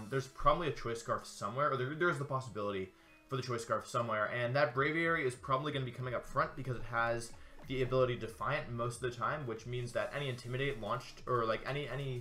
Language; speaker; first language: English; native; English